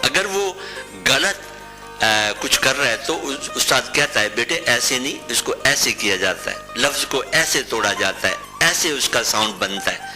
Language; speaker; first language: Urdu; non-native, local second language; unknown